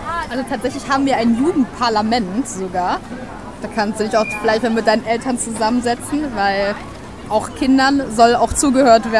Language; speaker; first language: German; native; German